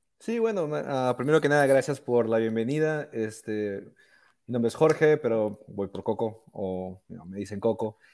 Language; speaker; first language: Spanish; native; Spanish